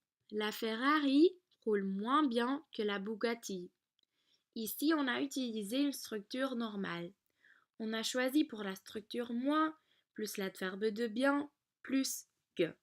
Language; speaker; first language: French; non-native, learner; Dutch